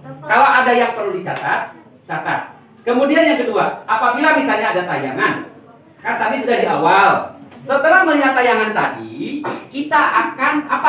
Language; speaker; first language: Indonesian; native; Indonesian